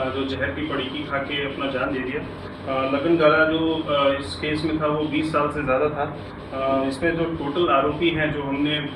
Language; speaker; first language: Hindi; non-native, local second language; Gujarati